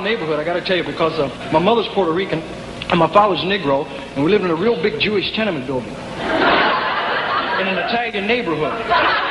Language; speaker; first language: English; native; English